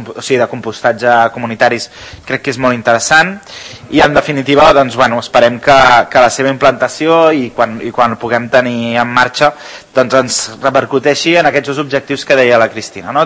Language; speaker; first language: Catalan; native; Catalan